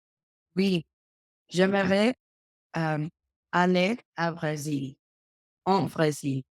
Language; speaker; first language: French; non-native, learner; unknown